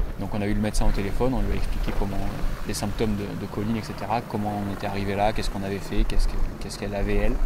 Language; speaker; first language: French; native; French